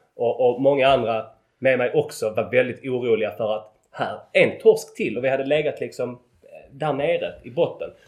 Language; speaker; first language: Swedish; native; Swedish